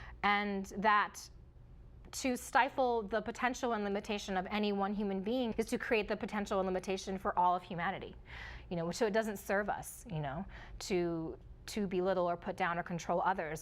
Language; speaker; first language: English; early bilingual, other home language; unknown